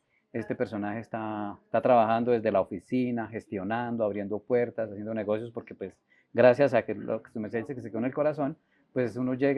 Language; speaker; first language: Spanish; native; Spanish